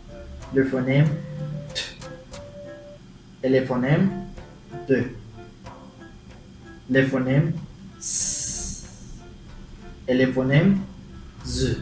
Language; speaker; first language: French; non-native, learner; Spanish